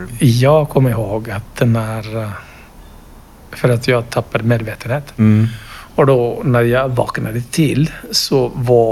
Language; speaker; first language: Swedish; non-native, fluent; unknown